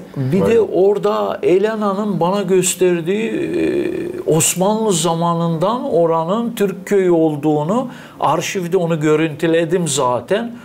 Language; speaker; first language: Turkish; native; Turkish